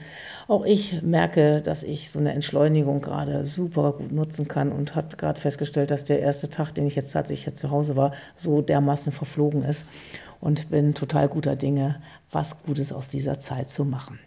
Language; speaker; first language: German; native; German